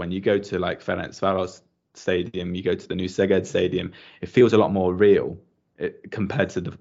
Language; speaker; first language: English; native; English